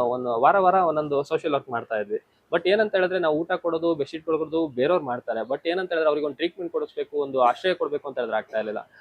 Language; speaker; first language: Kannada; native; Kannada